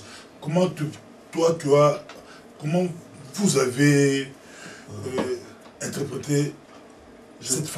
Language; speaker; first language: French; non-native, local second language; Lingala